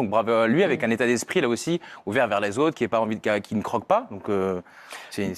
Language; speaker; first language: French; native; French